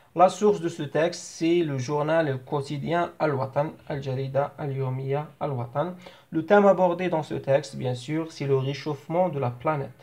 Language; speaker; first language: French; non-native, local second language; Arabic